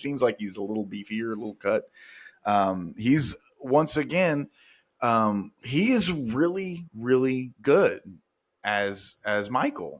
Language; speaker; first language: English; native; English